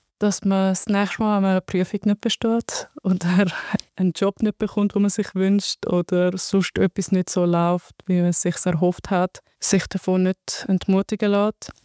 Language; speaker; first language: German; early bilingual, other home language; Arabic